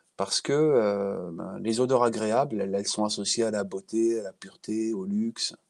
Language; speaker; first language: French; native; French